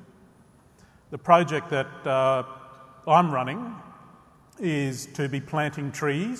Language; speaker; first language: English; native; English